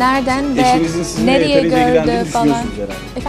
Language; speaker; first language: Turkish; non-native, fluent; English